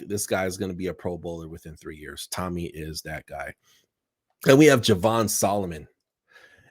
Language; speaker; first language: English; native; English